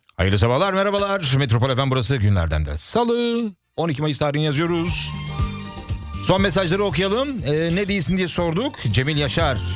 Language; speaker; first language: Turkish; early bilingual, heritage; Turkish